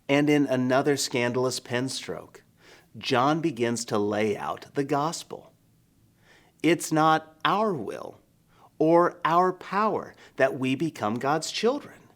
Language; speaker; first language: English; native; English